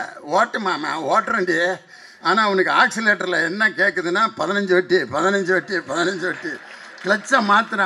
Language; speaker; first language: Tamil; native; Tamil